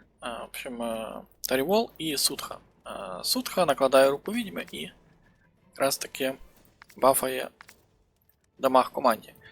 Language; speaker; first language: Ukrainian; native; Ukrainian